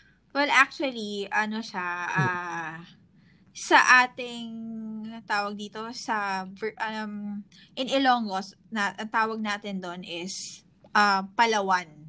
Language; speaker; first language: English; non-native, local second language; Hiligaynon